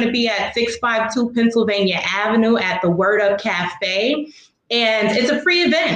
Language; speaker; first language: English; native; English